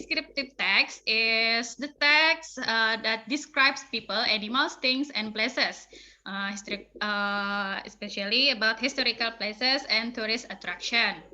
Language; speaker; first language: English; non-native, fluent; Indonesian